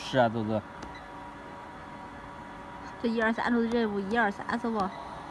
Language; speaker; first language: Chinese; native; Chinese